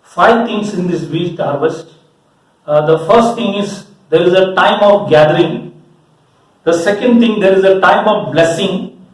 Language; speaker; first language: English; non-native, local second language; Malayalam